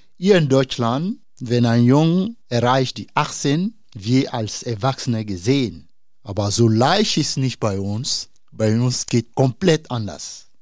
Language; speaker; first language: German; non-native, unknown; Dyula